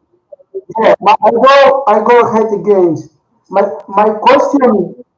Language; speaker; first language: English; non-native, learner; Spanish